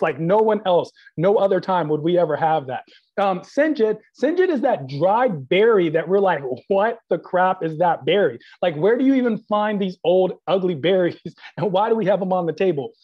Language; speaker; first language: English; early bilingual, other home language; Persian